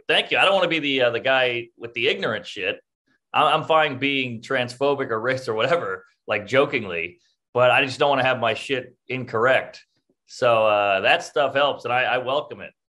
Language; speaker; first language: English; native; English